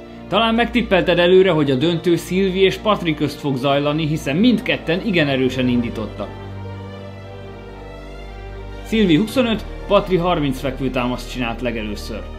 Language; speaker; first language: Hungarian; native; Hungarian